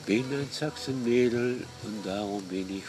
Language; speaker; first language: German; non-native, fluent; Dutch